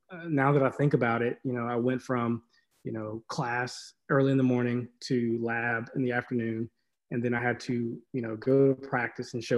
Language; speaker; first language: English; native; English